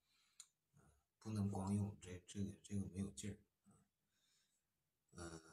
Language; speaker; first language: Chinese; native; Chinese